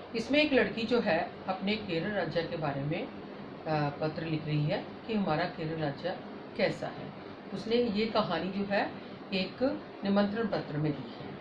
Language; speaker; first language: Hindi; native; Hindi